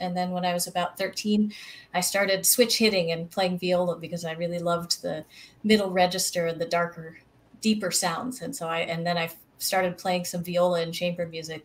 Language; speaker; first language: English; native; English